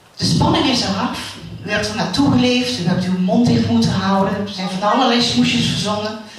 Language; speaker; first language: Dutch; native; Dutch